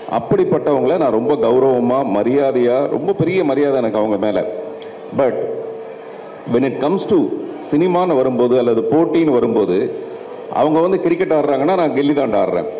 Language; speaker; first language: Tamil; native; Tamil